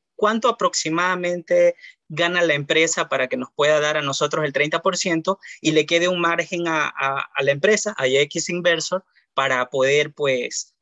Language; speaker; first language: Spanish; native; Spanish